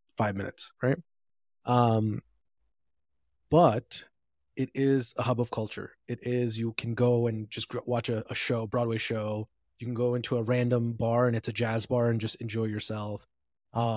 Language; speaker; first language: English; native; English